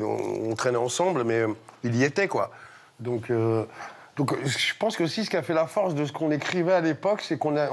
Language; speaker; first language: French; native; French